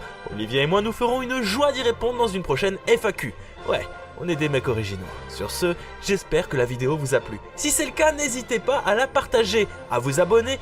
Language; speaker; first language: French; native; French